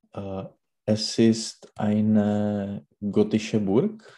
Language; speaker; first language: German; non-native, learner; Czech